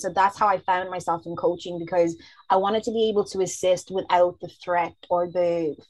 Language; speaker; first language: English; early bilingual, other home language; Zulu